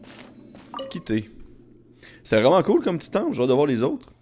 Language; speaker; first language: French; native; French